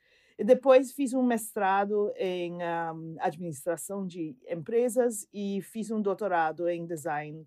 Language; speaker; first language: Portuguese; non-native, fluent; English